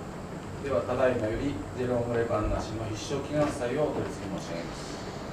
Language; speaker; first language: Japanese; native; Japanese